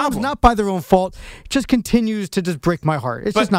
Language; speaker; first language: English; native; English